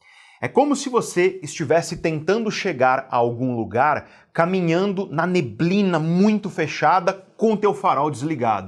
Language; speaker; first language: Portuguese; native; Portuguese